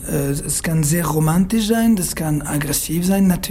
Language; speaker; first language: German; non-native, learner; French